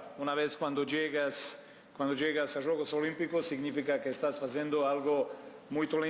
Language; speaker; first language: Portuguese; non-native, learner; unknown